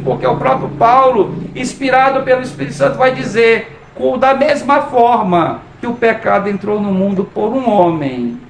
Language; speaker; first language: Portuguese; native; Portuguese